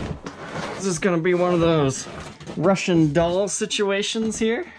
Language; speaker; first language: English; native; English